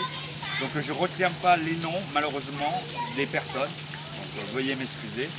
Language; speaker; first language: French; early bilingual, other home language; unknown